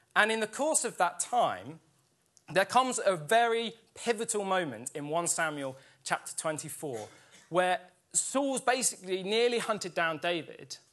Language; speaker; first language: English; native; English